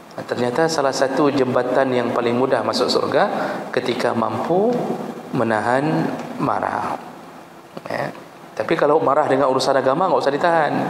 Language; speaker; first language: Malay; non-native, local second language; Achinese